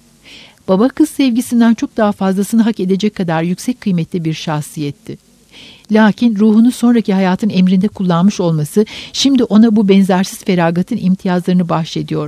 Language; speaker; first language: Turkish; native; Turkish